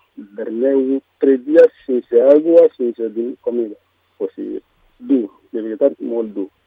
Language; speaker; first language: Catalan; non-native, learner; Mandingo